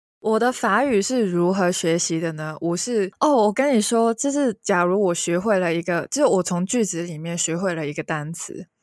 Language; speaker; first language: Chinese; non-native, local second language; Cantonese